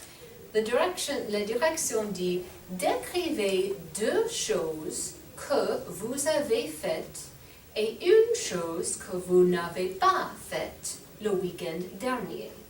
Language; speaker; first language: French; non-native, learner; English